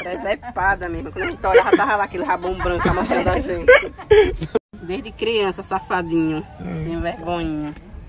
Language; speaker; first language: Portuguese; native; Portuguese